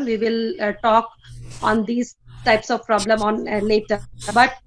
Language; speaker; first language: English; non-native, fluent; Hindi